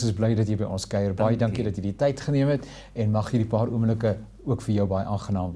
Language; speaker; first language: Afrikaans; native; Afrikaans